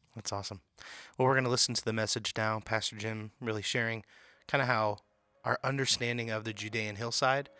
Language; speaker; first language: English; native; English